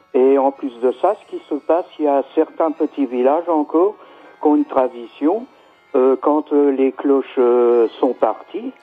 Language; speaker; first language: French; native; French